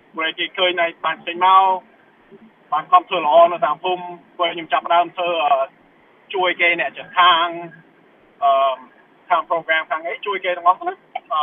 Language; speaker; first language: Khmer; early bilingual, heritage; Khmer